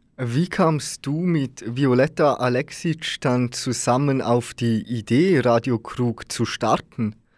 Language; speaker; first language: German; native; German